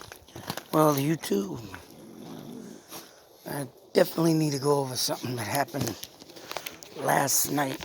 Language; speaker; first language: English; native; English